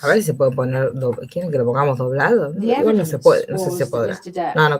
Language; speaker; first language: Spanish; native; Spanish